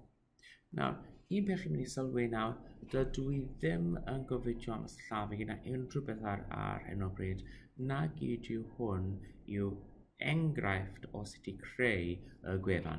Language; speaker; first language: Welsh; non-native, local second language; English